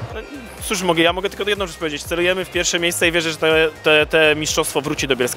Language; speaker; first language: Polish; native; Polish